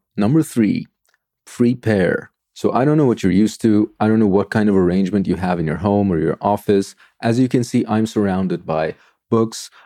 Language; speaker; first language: English; non-native, fluent; Turkish